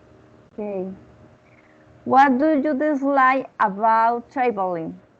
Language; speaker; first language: English; non-native, learner; Spanish